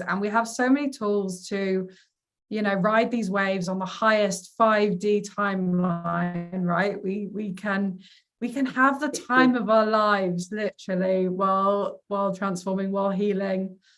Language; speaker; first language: English; native; English